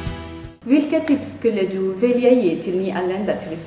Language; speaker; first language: Swedish; non-native, learner; Arabic